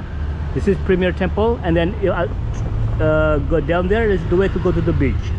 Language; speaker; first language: English; non-native, learner; Indonesian